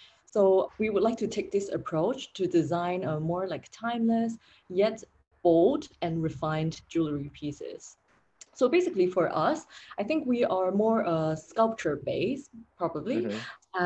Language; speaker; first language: English; non-native, local second language; Cantonese